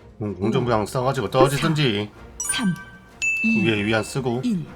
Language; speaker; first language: Korean; native; Korean